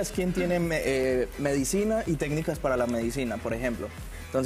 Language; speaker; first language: Spanish; native; Spanish